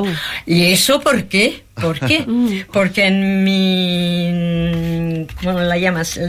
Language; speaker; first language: Spanish; non-native, fluent; French